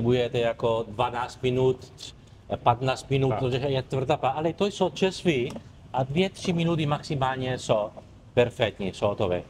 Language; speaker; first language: Czech; non-native, learner; Italian